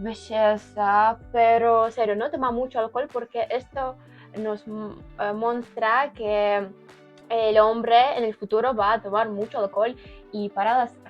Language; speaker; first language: Spanish; non-native, learner; Ukrainian